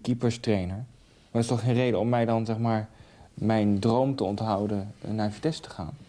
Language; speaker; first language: Dutch; native; Dutch